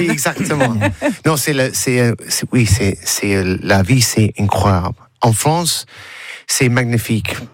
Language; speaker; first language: French; non-native, learner; English